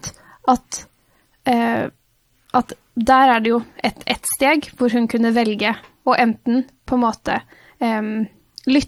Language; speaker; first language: Norwegian; native; Norwegian